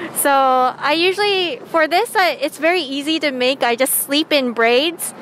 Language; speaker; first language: English; native; English